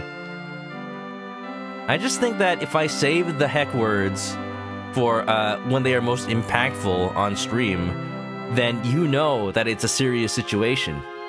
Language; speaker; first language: English; native; English